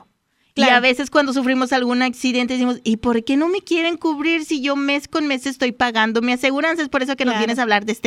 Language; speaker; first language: Spanish; native; Spanish